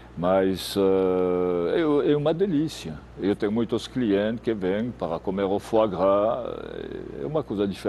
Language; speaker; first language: Portuguese; non-native, fluent; French